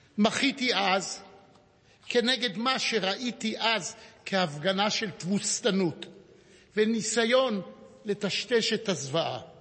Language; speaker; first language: Hebrew; native; Hebrew